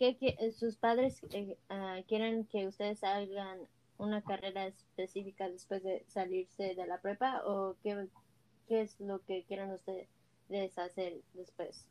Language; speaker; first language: Spanish; early bilingual, heritage; Spanish